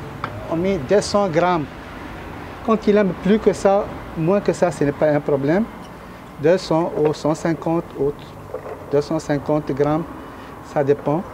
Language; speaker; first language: French; non-native, learner; Arabic